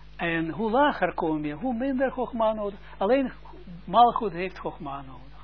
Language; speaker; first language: Dutch; non-native, fluent; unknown